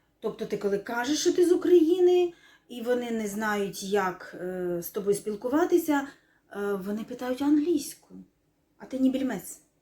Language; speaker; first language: Ukrainian; non-native, local second language; Russian